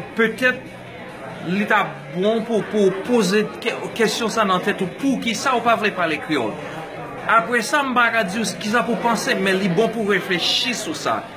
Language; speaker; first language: Haitian Creole; non-native, fluent; English